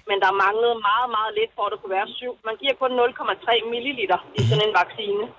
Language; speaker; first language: Danish; native; Danish